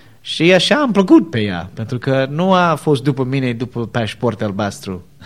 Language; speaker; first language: Romanian; non-native, learner; English